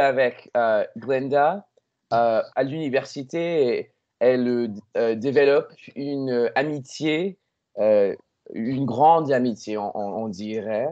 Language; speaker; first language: French; non-native, learner; English